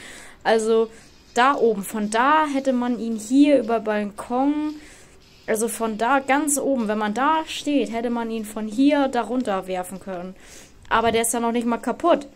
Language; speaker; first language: German; native; German